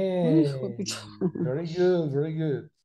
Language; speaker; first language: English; non-native, fluent; Spanish